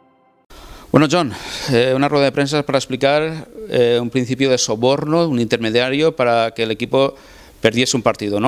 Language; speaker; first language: Spanish; native; Spanish